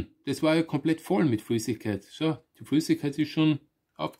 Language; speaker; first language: German; native; German